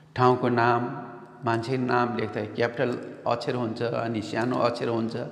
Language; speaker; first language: Nepali; non-native, local second language; Gurung